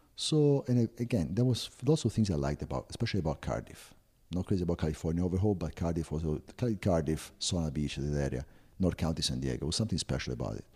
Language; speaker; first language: English; non-native, fluent; Italian